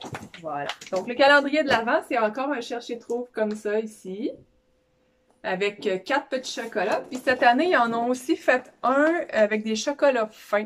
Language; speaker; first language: French; native; French